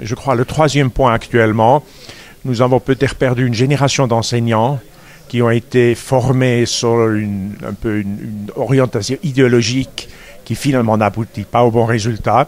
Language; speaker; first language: French; native; French